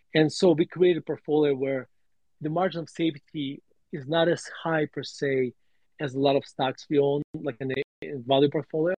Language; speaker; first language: English; non-native, fluent; Russian